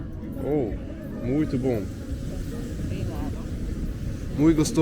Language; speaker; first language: Portuguese; non-native, learner; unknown